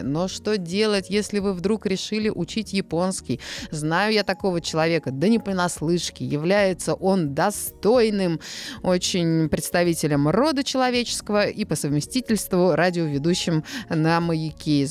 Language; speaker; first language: Russian; native; Russian